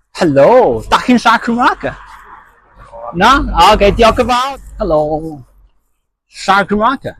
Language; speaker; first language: Welsh; non-native, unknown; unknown